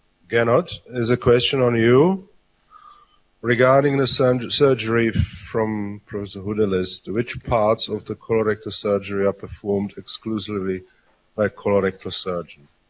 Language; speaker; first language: English; non-native, fluent; Czech